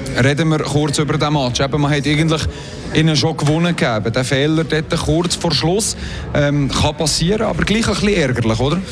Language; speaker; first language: German; native; German